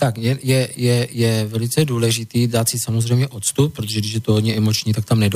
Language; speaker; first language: Czech; native; Czech